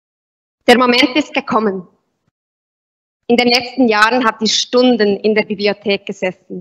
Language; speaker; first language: German; native; German